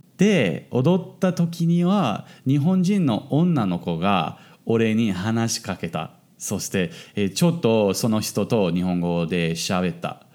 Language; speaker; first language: Japanese; non-native, fluent; English